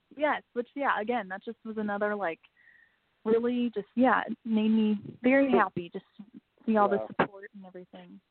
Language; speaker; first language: English; native; English